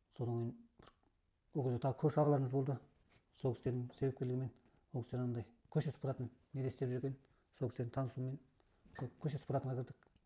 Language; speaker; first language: Kazakh; early bilingual, heritage; Kazakh